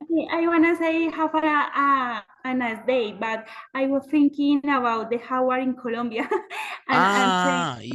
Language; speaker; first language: English; non-native, learner; Spanish